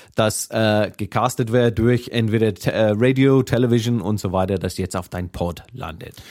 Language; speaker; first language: German; non-native, fluent; English